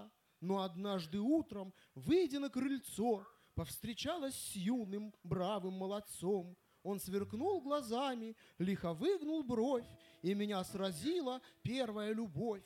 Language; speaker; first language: Russian; native; Russian